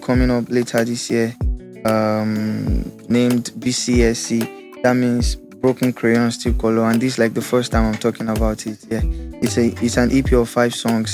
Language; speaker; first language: English; non-native, local second language; Yoruba